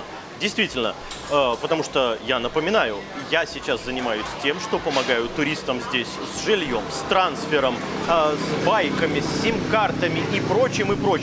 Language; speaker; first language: Russian; native; Russian